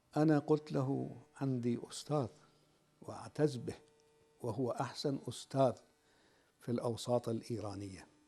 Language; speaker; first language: Arabic; non-native, fluent; Persian